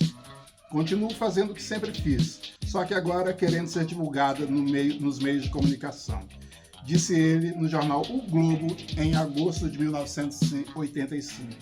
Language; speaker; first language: Portuguese; native; Portuguese